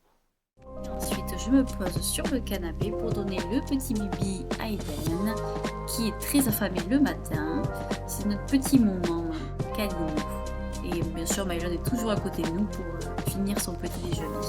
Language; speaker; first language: French; native; French